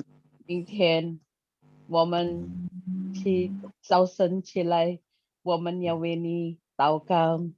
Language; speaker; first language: Chinese; non-native, learner; Indonesian